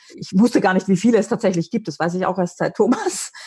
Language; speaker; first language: German; native; German